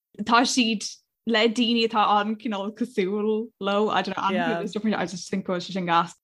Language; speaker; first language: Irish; non-native, local second language; English